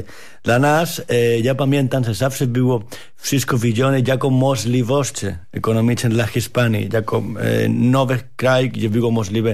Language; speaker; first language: Polish; non-native, fluent; Spanish